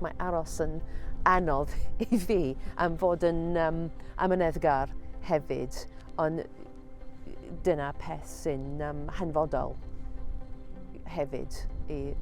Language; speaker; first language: Welsh; non-native, fluent; English